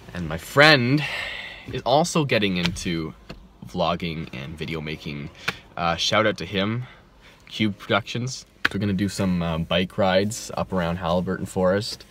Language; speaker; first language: English; native; English